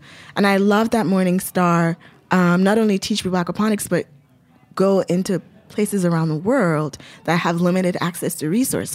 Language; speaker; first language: English; non-native, local second language; Yoruba